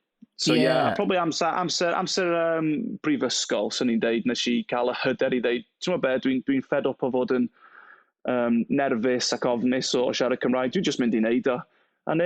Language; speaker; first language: Welsh; non-native, local second language; English